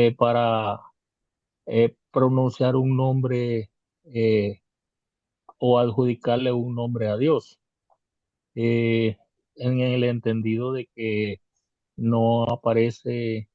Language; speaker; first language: Spanish; native; Spanish